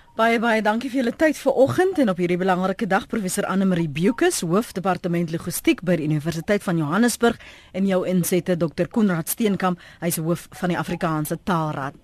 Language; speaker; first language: Afrikaans; native; Afrikaans